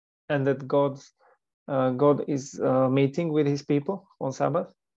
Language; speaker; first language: English; non-native, fluent; Slovak